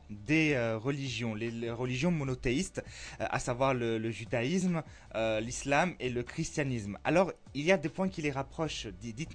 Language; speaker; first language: French; native; French